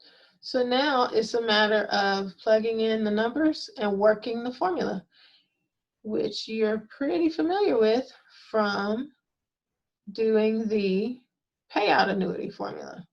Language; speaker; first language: English; native; English